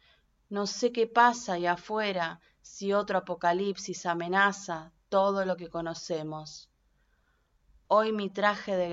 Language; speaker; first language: Spanish; native; Spanish